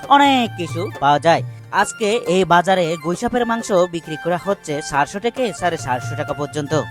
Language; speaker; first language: Bangla; non-native, local second language; Chakma